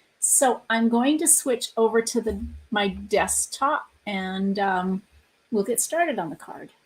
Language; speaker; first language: English; native; English